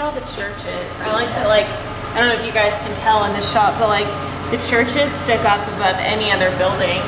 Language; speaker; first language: English; native; English